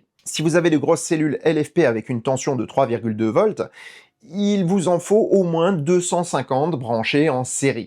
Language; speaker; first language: French; native; French